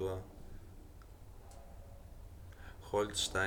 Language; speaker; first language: German; non-native, fluent; Greek